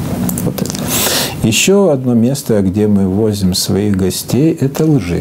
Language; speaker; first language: Russian; non-native, fluent; Lithuanian